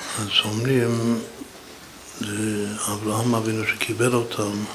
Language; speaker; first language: Hebrew; non-native, fluent; English